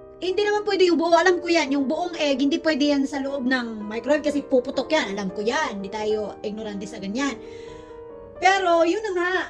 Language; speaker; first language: Filipino; non-native, local second language; Cebuano